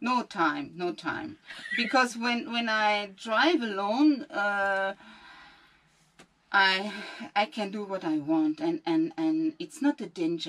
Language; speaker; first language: English; non-native, learner; French